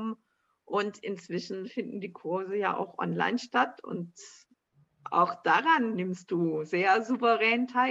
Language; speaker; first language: German; native; German